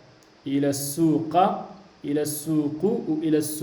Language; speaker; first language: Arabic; non-native, fluent; French